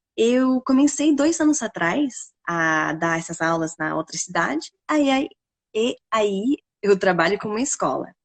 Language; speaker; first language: Portuguese; non-native, fluent; English